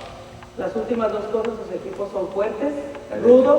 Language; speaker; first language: Spanish; native; Spanish